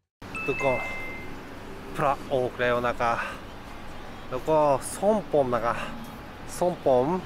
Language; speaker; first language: Thai; non-native, learner; Japanese